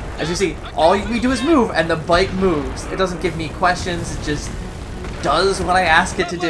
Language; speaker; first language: English; native; English